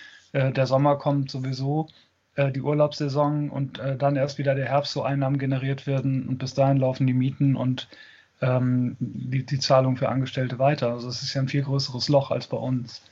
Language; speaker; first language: German; native; German